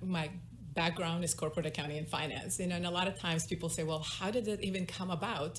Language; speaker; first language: English; non-native, fluent; Russian